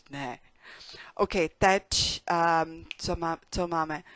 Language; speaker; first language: Czech; non-native, learner; English